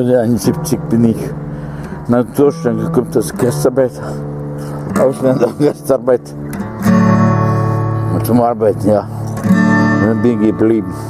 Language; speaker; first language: German; non-native, fluent; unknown